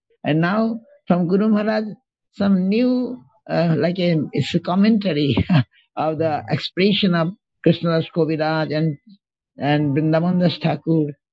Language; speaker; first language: English; non-native, local second language; Bangla